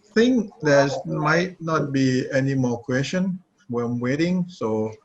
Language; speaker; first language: English; non-native, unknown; Thai